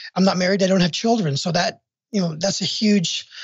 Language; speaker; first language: English; native; English